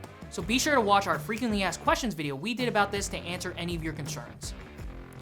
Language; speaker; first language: English; native; English